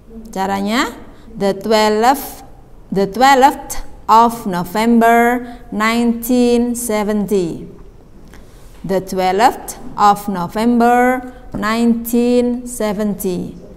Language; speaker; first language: English; non-native, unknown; Javanese